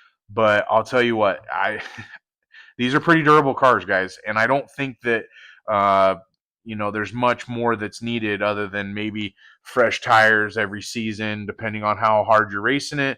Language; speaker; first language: English; native; English